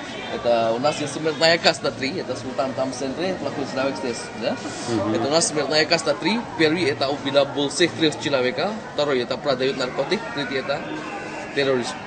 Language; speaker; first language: Russian; non-native, learner; Indonesian